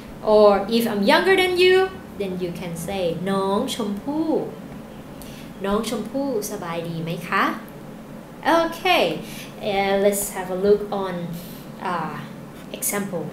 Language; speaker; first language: English; non-native, fluent; Thai